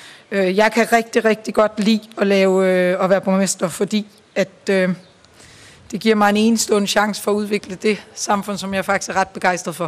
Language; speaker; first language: Danish; native; Danish